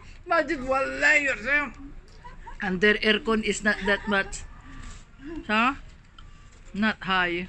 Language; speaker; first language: English; non-native, learner; Filipino